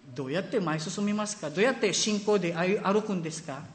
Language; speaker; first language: Japanese; non-native, fluent; Filipino